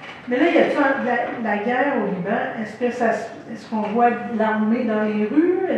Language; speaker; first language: French; native; French